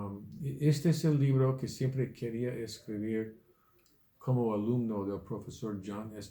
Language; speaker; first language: Spanish; non-native, fluent; English